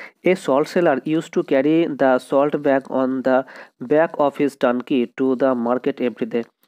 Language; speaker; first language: English; non-native, local second language; Bangla